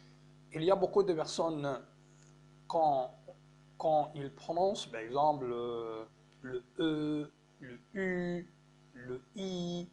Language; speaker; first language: French; non-native, fluent; Arabic